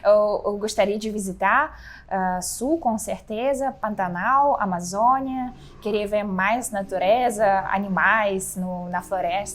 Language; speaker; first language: Portuguese; non-native, fluent; Russian